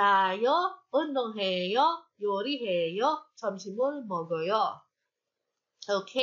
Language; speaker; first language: Korean; non-native, fluent; Filipino